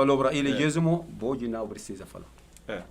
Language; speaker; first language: Portuguese; non-native, learner; Arabic